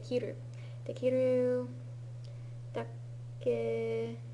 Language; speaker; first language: Japanese; non-native, learner; English